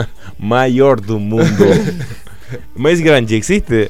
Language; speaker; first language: Spanish; native; Spanish